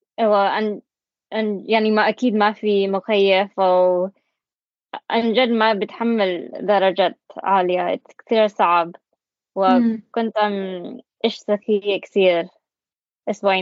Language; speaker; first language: Arabic; non-native, learner; English